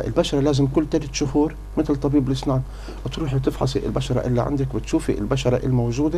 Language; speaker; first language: Arabic; native; Arabic